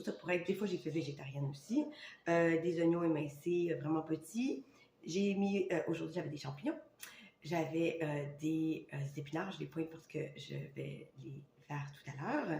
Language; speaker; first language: French; native; French